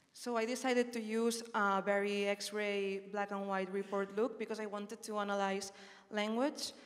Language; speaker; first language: English; non-native, fluent; Spanish